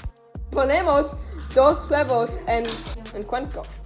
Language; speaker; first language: Spanish; non-native, learner; English